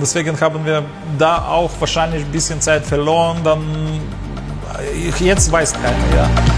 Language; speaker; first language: German; non-native, learner; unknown